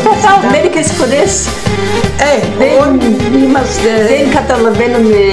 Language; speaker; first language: Greek; non-native, learner; English